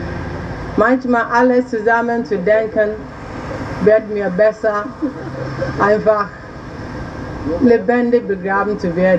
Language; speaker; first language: German; non-native, learner; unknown